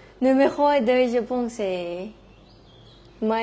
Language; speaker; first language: French; non-native, learner; Thai